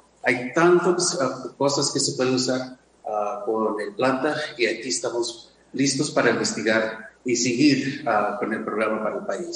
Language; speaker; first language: Spanish; non-native, fluent; English